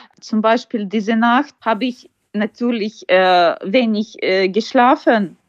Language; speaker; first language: German; non-native, learner; Ukrainian